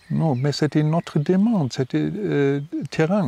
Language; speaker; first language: French; non-native, learner; German